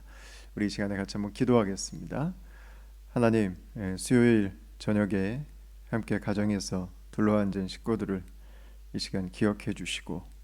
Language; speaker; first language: Korean; native; Korean